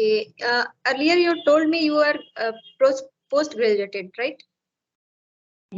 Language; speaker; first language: English; non-native, learner; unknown